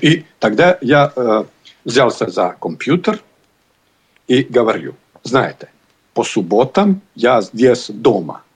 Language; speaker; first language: Russian; non-native, learner; Bosnian